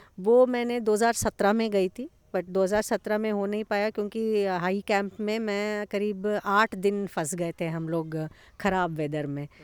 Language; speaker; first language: Hindi; non-native, local second language; Kannada